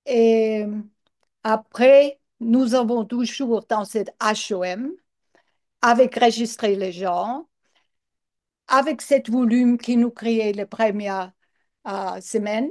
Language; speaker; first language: French; non-native, learner; English